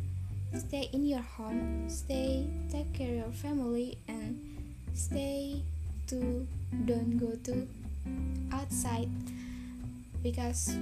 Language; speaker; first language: English; non-native, learner; Indonesian